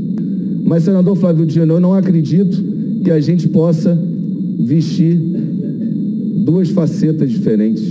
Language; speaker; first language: Portuguese; native; Portuguese